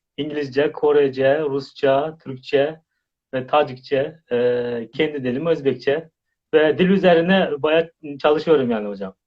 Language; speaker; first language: Turkish; non-native, fluent; Uzbek